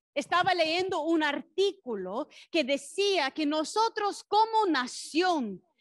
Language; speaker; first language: Spanish; non-native, fluent; English